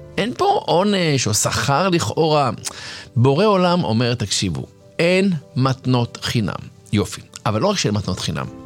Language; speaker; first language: Hebrew; native; Hebrew